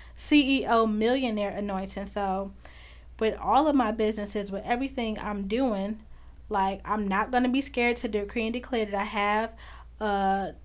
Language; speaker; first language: English; native; English